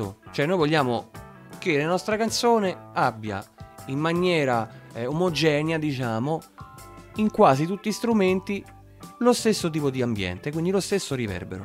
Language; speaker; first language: Italian; native; Italian